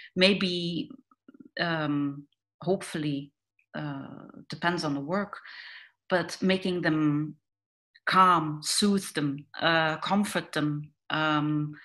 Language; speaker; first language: English; non-native, fluent; Dutch